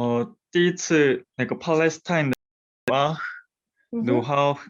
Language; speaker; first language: Chinese; non-native, fluent; Korean